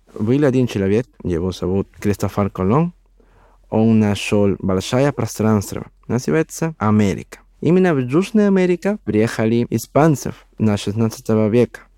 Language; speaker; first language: Russian; non-native, learner; Spanish